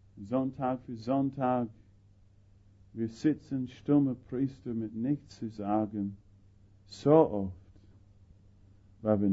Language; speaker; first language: German; non-native, fluent; English